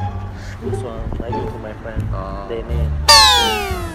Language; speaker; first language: English; non-native, learner; Indonesian